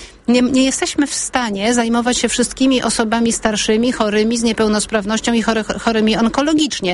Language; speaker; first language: Polish; native; Polish